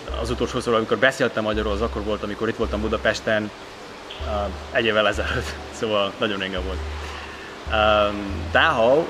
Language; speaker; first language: Hungarian; non-native, local second language; Slovak